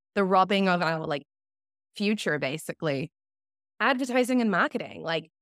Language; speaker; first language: English; native; English